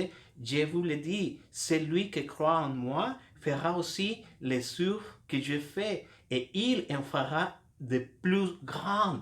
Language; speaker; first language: French; non-native, fluent; Spanish